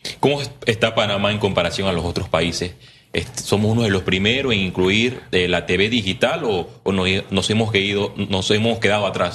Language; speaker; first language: Spanish; native; Spanish